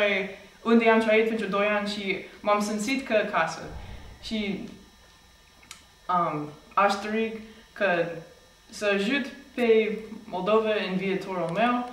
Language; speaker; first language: Romanian; non-native, fluent; English